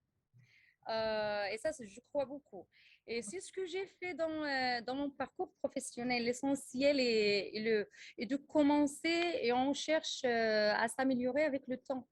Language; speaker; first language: French; non-native, local second language; Arabic